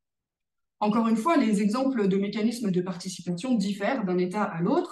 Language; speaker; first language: French; native; French